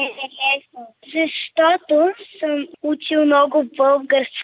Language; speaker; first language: Bulgarian; early bilingual, heritage; Bulgarian